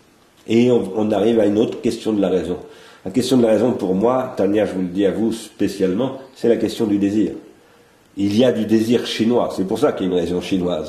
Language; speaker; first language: French; native; French